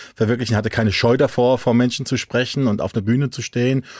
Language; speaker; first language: German; native; German